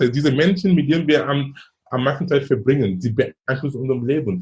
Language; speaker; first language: German; non-native, fluent; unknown